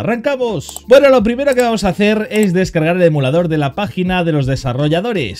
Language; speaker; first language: Spanish; native; Spanish